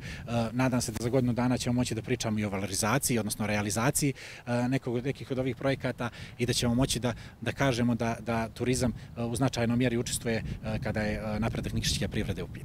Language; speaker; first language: Croatian; native; Croatian